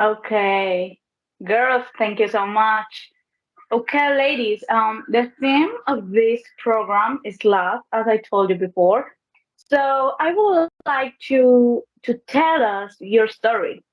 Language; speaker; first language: English; non-native, learner; Spanish